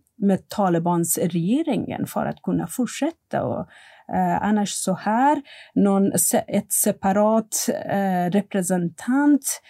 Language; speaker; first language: Swedish; non-native, fluent; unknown